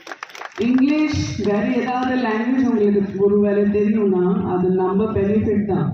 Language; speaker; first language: Tamil; non-native, fluent; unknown